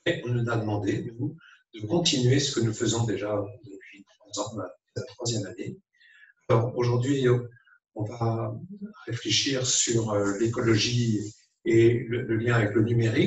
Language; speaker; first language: French; native; French